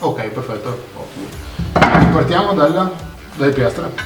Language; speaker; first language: Italian; native; Italian